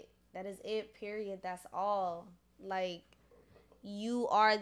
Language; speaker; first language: English; early bilingual, other home language; Spanish